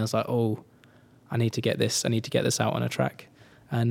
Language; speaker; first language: English; native; English